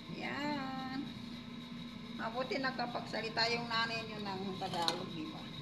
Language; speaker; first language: Filipino; non-native, local second language; Maguindanaon